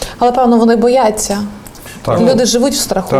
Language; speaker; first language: Ukrainian; native; Ukrainian